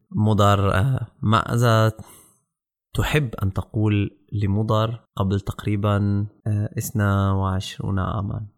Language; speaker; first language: Arabic; native; Arabic